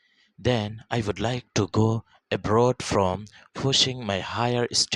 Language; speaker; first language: English; non-native, local second language; Urdu